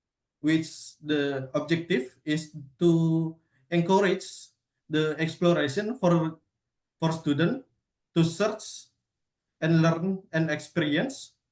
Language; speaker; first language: English; non-native, learner; Indonesian